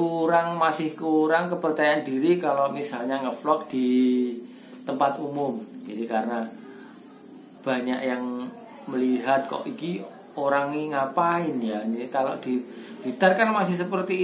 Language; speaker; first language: Indonesian; non-native, local second language; Javanese